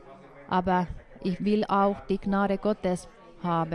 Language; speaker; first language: German; non-native, fluent; Finnish